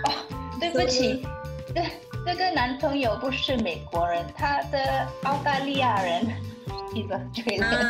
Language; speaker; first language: Chinese; non-native, learner; English